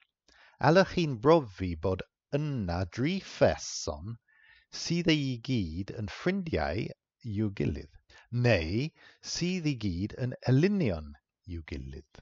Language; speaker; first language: Welsh; non-native, fluent; English